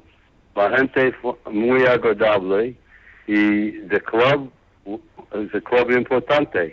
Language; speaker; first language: Spanish; non-native, learner; English